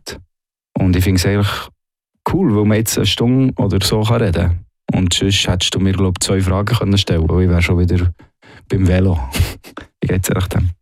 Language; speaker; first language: German; native; German